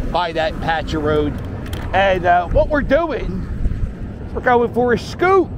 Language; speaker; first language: English; native; English